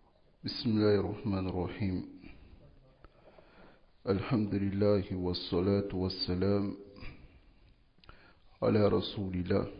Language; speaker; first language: Arabic; non-native, fluent; French